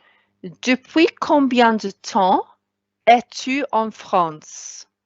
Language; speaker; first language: French; non-native, fluent; Welsh